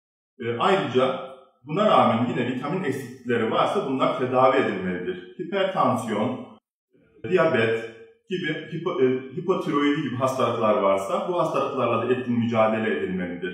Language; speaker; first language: Turkish; native; Turkish